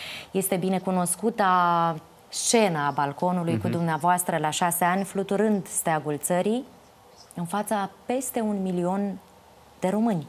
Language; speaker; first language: Romanian; native; Romanian